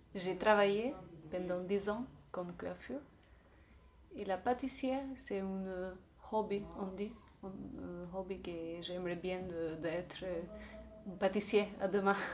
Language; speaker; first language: French; non-native, learner; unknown